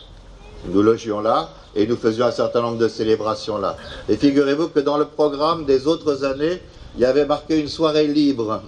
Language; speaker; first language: French; native; French